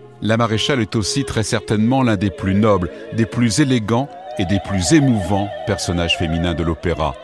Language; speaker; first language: French; native; French